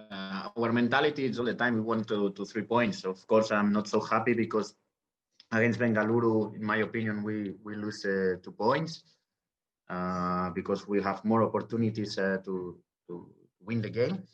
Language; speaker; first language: English; non-native, learner; Spanish